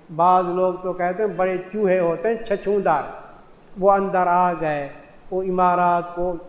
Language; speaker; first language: Urdu; non-native, local second language; Saraiki